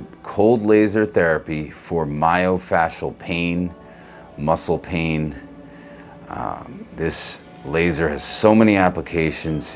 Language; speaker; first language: English; native; English